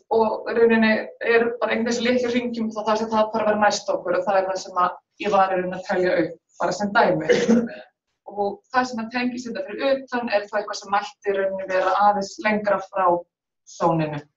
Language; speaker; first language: Icelandic; native; Icelandic